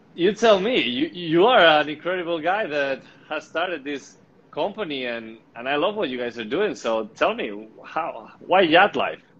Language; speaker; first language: English; non-native, fluent; Spanish